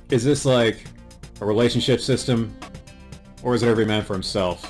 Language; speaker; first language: English; native; English